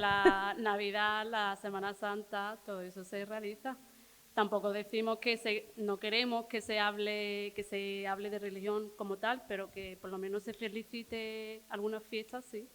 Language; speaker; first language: Spanish; early bilingual, other home language; Arabic